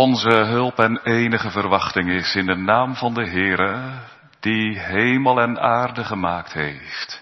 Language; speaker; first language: Dutch; native; Dutch